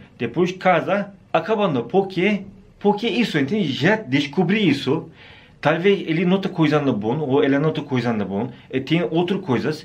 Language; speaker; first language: Portuguese; non-native, learner; Turkish